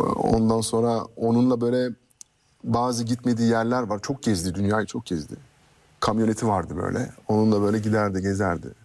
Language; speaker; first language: Turkish; early bilingual, heritage; Turkish